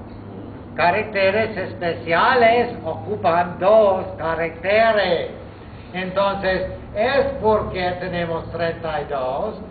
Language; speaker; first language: Spanish; non-native, fluent; English